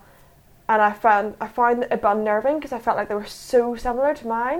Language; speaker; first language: English; native; English